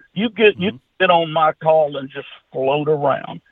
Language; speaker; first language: English; native; English